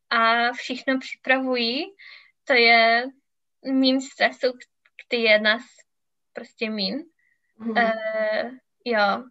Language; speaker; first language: Czech; non-native, learner; English